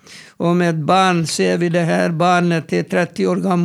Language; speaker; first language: Swedish; non-native, fluent; Hungarian